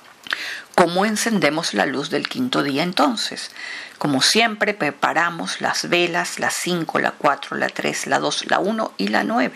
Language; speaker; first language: Spanish; native; Spanish